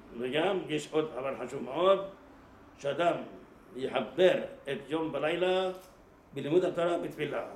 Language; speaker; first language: Hebrew; native; Hebrew